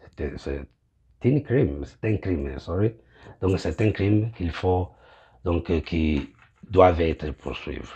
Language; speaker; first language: French; non-native, local second language; Kinyarwanda